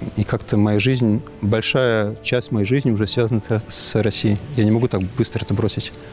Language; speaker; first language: Russian; non-native, fluent; English